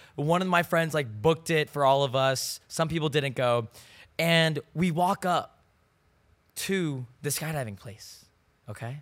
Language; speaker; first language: English; native; English